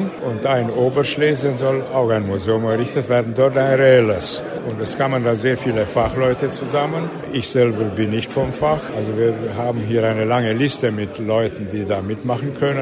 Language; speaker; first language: German; native; German